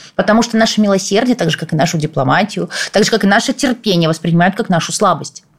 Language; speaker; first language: Russian; native; Russian